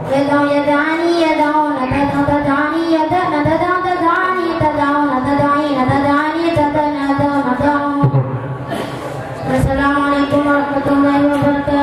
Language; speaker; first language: Arabic; non-native, learner; Madurese